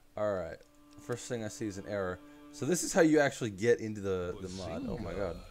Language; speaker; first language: English; native; English